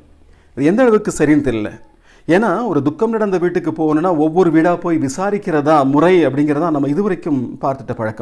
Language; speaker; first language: Tamil; native; Tamil